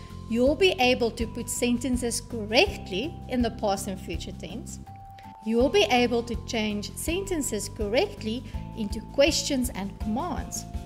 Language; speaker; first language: English; native; English